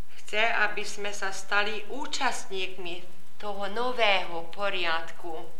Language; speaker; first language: Slovak; early bilingual, heritage; Slovak